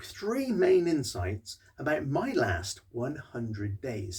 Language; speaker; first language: English; native; English